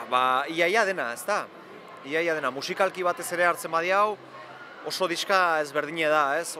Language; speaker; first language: Basque; native; Basque